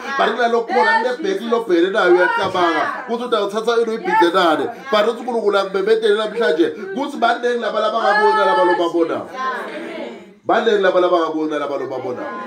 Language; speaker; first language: Zulu; non-native, local second language; Swati